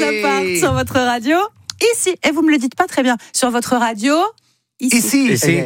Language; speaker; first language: French; native; French